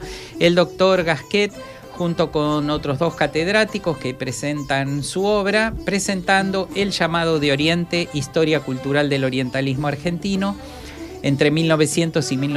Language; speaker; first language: Spanish; native; Spanish